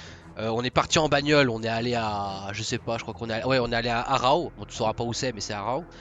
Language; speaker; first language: French; native; French